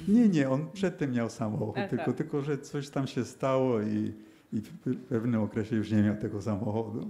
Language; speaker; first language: Polish; early bilingual, heritage; Polish